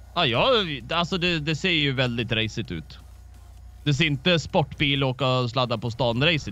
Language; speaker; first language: Swedish; native; Swedish